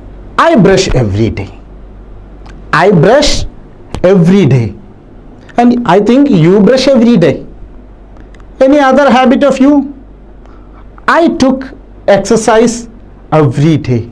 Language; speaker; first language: English; non-native, local second language; Malayalam